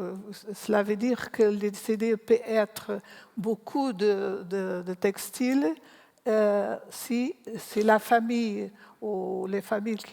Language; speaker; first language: French; non-native, learner; Portuguese